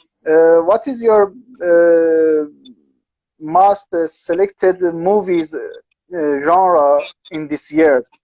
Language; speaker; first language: English; non-native, learner; Persian